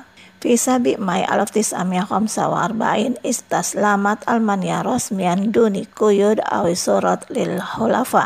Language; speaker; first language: Arabic; non-native, fluent; Indonesian